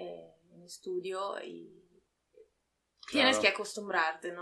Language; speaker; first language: Spanish; non-native, fluent; Italian